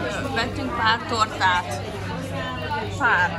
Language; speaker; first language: Hungarian; early bilingual, heritage; English